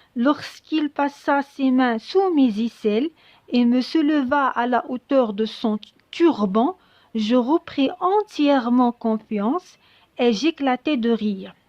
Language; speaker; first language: French; non-native, local second language; Arabic